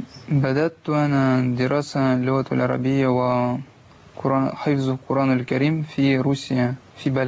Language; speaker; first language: Arabic; non-native, learner; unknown